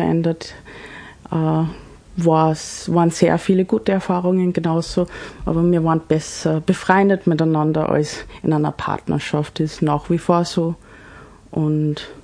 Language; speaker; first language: German; early bilingual, other home language; English